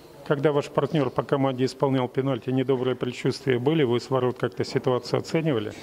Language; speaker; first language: Russian; native; Russian